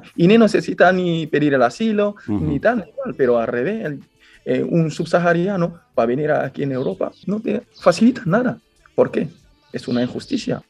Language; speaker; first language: Spanish; non-native, fluent; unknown